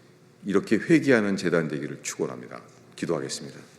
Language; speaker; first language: Korean; native; Korean